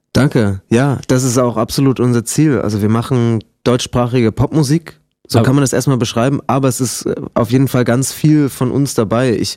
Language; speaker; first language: German; native; German